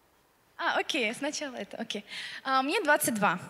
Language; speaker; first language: Russian; non-native, fluent; Azerbaijani